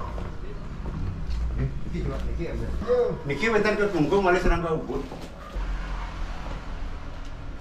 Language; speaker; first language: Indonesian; non-native, local second language; Balinese